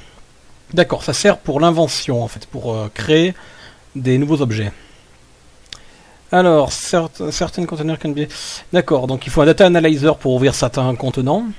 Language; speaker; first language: French; native; French